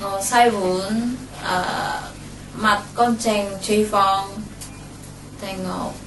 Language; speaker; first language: Cantonese; non-native, learner; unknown